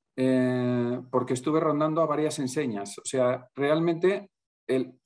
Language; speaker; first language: Spanish; native; Spanish